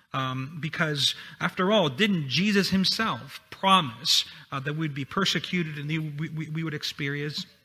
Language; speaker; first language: English; non-native, fluent; Spanish